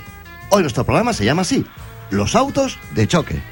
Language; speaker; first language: Spanish; native; Spanish